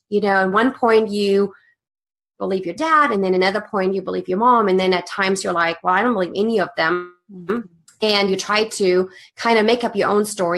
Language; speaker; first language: English; non-native, fluent; German